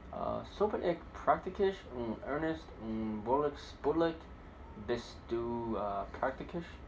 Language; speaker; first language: German; non-native, learner; English